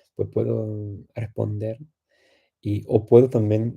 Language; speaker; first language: Spanish; non-native, fluent; English